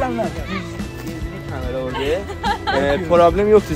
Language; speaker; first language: Turkish; non-native, learner; Persian